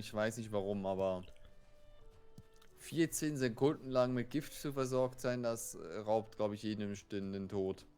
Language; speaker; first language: German; native; German